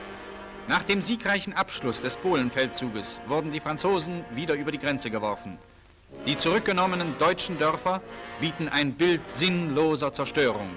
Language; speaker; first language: German; native; German